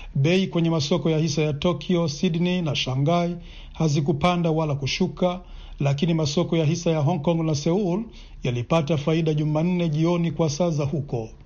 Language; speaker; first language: Swahili; non-native, local second language; Rundi